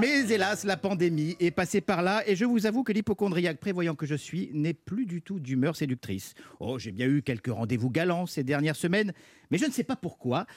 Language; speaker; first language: French; native; French